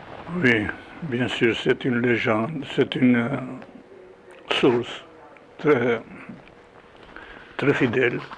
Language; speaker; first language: French; non-native, fluent; Albanian